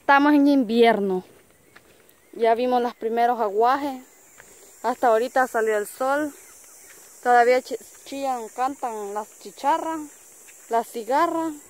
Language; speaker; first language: Spanish; native; Spanish